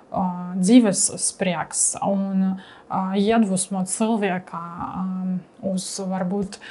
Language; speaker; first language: Latvian; non-native, learner; Russian